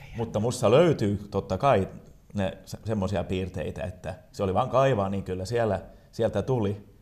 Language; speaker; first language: Finnish; non-native, local second language; Swedish